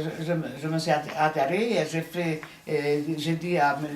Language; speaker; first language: French; non-native, fluent; Hungarian